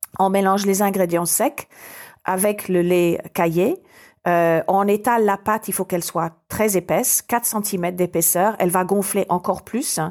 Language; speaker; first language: French; non-native, fluent; English